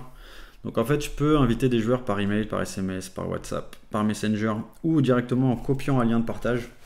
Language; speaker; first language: French; native; French